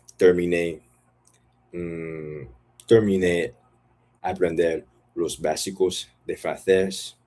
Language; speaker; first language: Spanish; non-native, learner; English